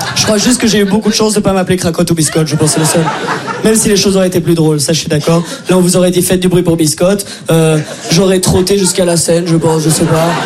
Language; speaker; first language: French; native; French